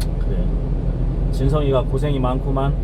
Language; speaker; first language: Korean; native; Korean